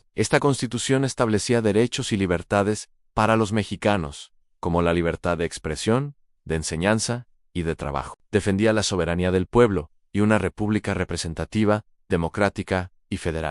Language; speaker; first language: Spanish; native; Spanish